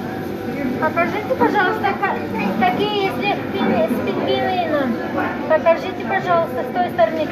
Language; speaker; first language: Russian; non-native, fluent; Tajik